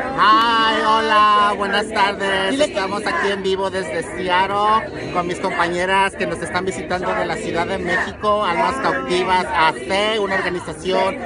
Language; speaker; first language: Spanish; native; Spanish